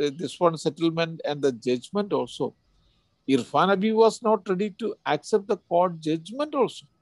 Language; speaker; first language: English; non-native, local second language; Malayalam